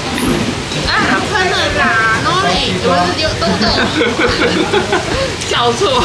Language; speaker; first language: Chinese; native; Chinese